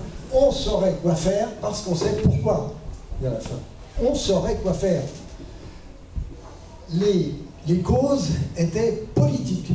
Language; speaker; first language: French; native; French